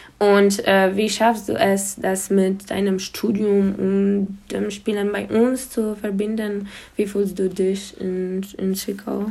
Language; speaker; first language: German; non-native, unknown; Polish